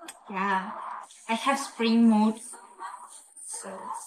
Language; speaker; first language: English; non-native, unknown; Russian